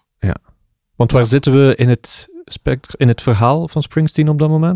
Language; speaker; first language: Dutch; native; Dutch